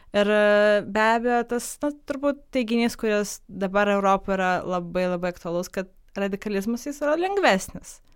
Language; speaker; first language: Lithuanian; non-native, local second language; Polish